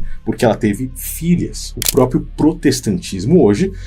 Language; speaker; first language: Portuguese; native; Portuguese